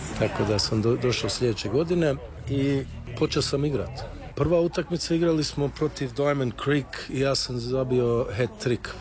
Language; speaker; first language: Croatian; early bilingual, heritage; Croatian